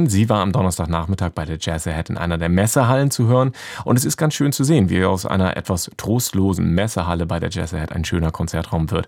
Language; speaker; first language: German; native; German